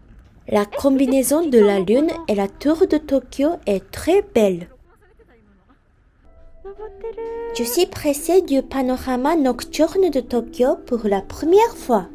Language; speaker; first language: French; non-native, fluent; Japanese